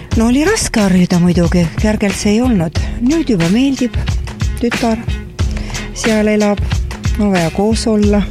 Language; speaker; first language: Estonian; non-native, local second language; Russian